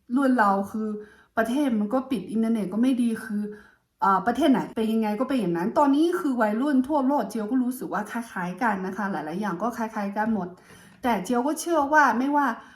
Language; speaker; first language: Thai; non-native, fluent; Chinese